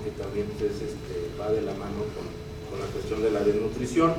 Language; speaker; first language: Spanish; native; Spanish